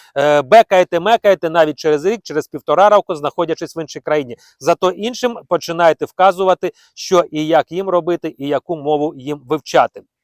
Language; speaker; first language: Ukrainian; non-native, local second language; Russian